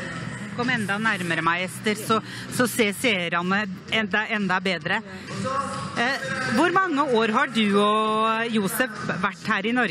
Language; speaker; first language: Norwegian; native; Norwegian